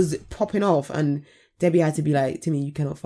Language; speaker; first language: English; native; English